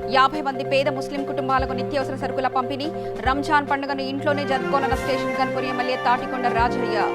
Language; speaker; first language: Telugu; native; Telugu